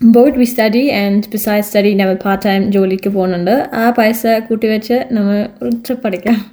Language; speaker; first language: Malayalam; early bilingual, heritage; Malayalam